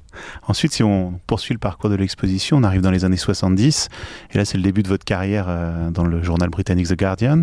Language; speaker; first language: French; native; French